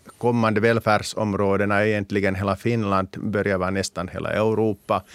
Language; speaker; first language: Swedish; non-native, local second language; Finnish